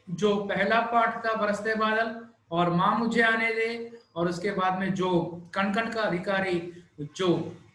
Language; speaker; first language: Hindi; non-native, local second language; Telugu